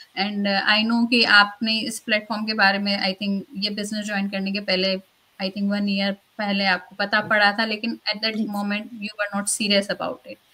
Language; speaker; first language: Hindi; native; Hindi